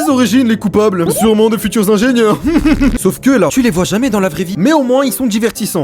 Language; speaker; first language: French; native; French